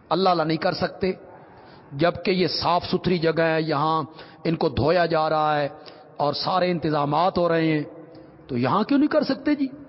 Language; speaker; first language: Urdu; non-native, local second language; Punjabi